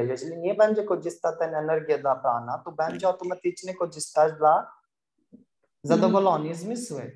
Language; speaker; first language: Polish; non-native, learner; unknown